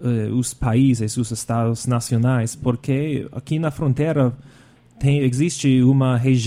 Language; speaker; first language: Portuguese; non-native, fluent; English